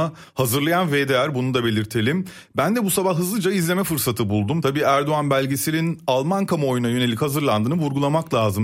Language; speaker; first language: Turkish; native; Turkish